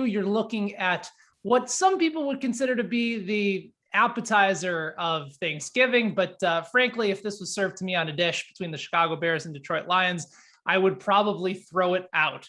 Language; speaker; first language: English; native; English